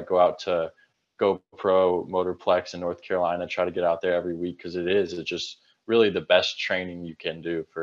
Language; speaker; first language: English; native; English